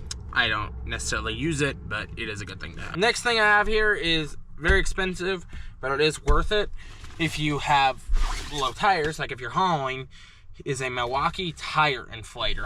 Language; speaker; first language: English; native; English